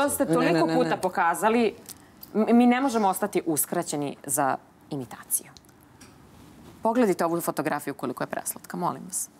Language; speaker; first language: Serbian; native; Serbian